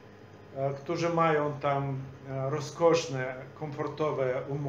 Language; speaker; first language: Polish; non-native, fluent; Belarusian